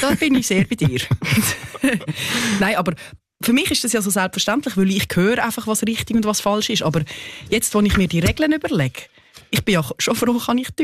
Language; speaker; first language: German; native; German